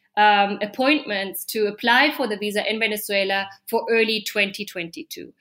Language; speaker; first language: English; non-native, fluent; German